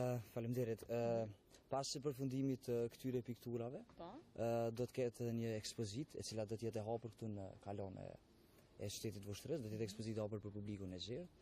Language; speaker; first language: Albanian; native; Albanian